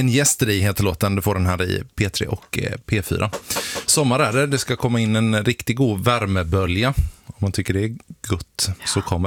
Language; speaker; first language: Swedish; native; Swedish